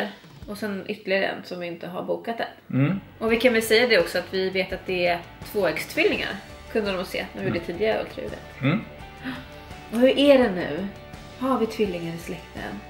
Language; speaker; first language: Swedish; native; Swedish